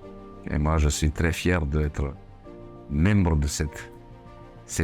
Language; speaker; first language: French; non-native, fluent; Serbian